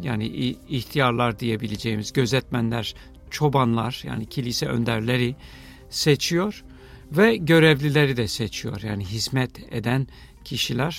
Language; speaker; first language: Turkish; non-native, fluent; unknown